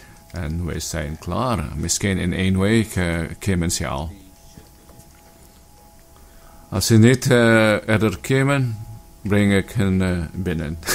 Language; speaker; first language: Dutch; non-native, learner; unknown